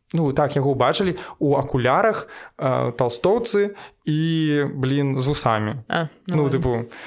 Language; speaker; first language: Belarusian; non-native, local second language; Russian